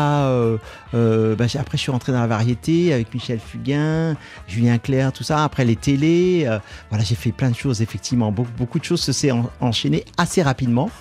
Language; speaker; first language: French; native; French